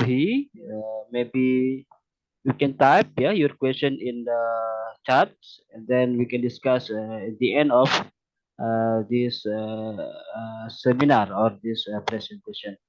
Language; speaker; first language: English; non-native, learner; Indonesian